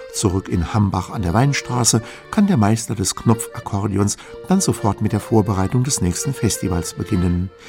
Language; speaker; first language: German; native; German